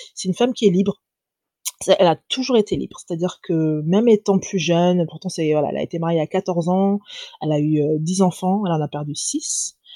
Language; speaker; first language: French; native; French